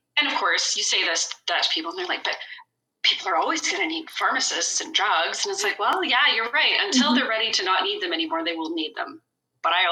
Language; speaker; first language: English; native; English